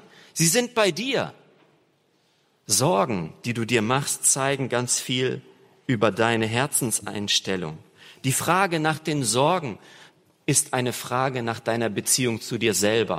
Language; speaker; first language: German; native; German